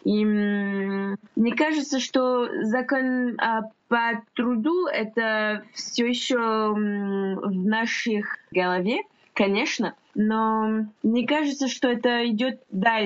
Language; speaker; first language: Russian; non-native, fluent; French